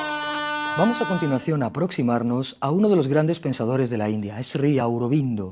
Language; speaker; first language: Spanish; native; Spanish